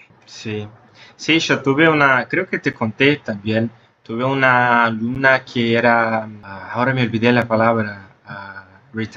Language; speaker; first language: Spanish; non-native, fluent; Portuguese